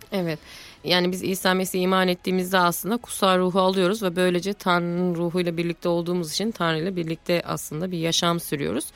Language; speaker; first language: Turkish; native; Turkish